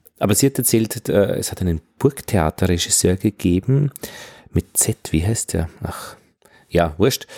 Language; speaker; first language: German; native; German